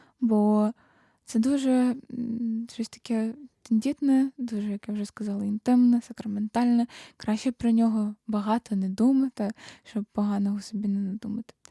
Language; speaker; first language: Ukrainian; native; Ukrainian